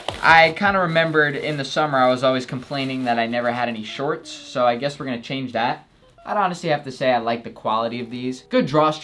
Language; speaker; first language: English; native; English